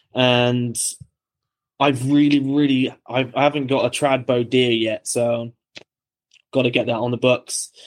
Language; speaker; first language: English; native; English